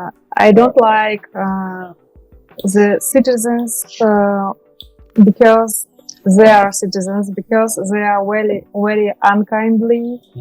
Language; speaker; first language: English; non-native, learner; Russian